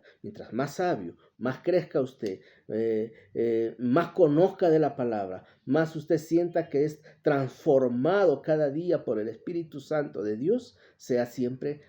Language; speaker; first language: Spanish; native; Spanish